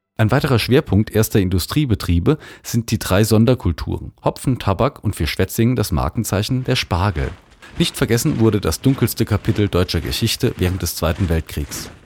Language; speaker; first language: German; native; German